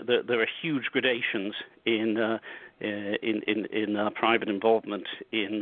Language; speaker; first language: English; native; English